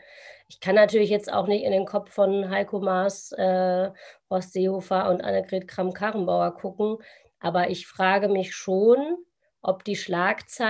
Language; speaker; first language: German; native; German